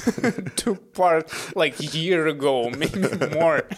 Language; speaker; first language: English; non-native, fluent; Russian